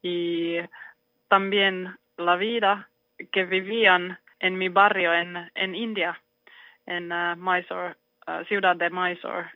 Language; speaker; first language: Spanish; non-native, learner; Finnish